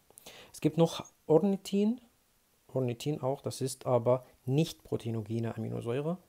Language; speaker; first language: German; non-native, fluent; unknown